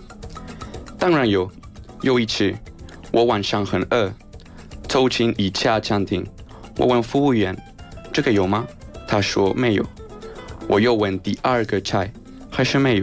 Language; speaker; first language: Chinese; non-native, fluent; Spanish